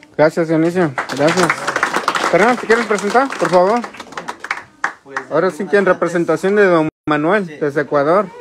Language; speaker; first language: Spanish; native; Spanish